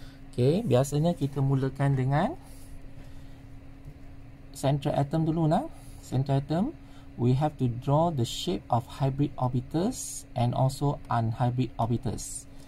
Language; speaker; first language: English; non-native, local second language; Malay